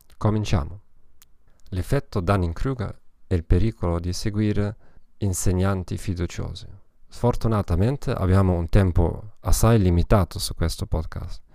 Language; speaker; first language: Italian; non-native, learner; German